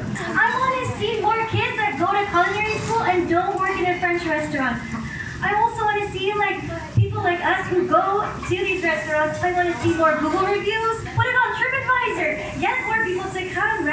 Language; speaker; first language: English; native; English